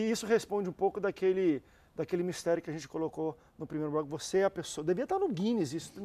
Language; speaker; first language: Portuguese; native; Portuguese